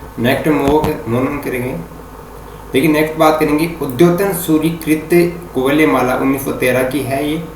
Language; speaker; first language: Hindi; native; Hindi